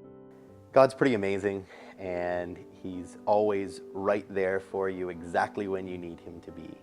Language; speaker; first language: English; native; English